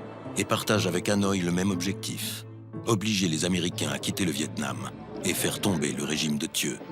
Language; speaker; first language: French; native; French